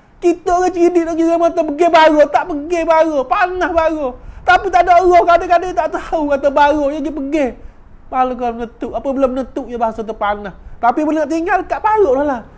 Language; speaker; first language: Malay; native; Malay